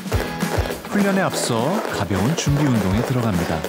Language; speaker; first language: Korean; native; Korean